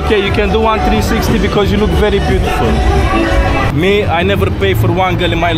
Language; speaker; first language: English; non-native, fluent; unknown